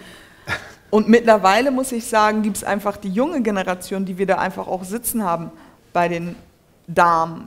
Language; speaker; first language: German; early bilingual, other home language; Turkish